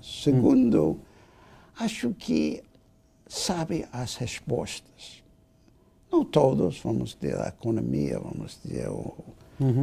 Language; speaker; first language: Portuguese; non-native, fluent; English